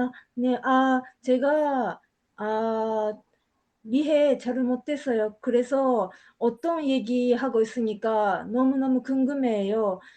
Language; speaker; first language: Korean; non-native, learner; Japanese